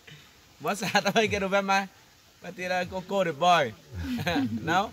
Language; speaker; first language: Portuguese; non-native, learner; Vietnamese